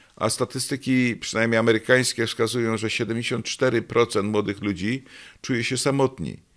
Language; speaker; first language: Polish; native; Polish